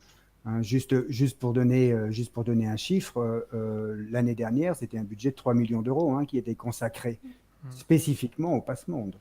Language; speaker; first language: French; native; French